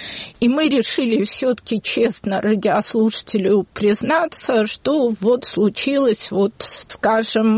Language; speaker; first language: Russian; native; Russian